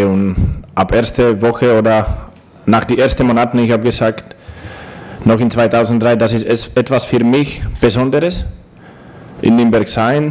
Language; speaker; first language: German; non-native, learner; Slovak